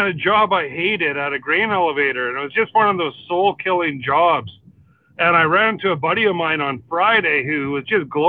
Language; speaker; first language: English; native; English